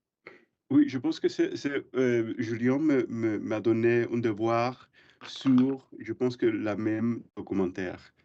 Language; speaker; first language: French; non-native, learner; English